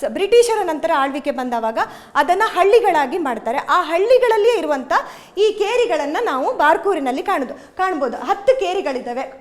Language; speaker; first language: Kannada; native; Kannada